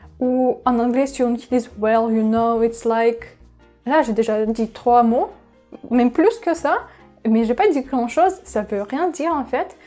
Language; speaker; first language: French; non-native, fluent; Russian